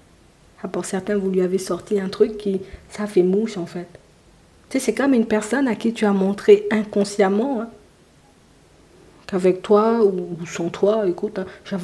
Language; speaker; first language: French; native; French